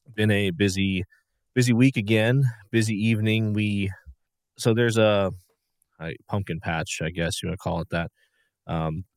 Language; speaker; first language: English; native; English